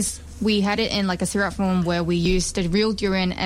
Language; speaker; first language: English; non-native, local second language; Chinese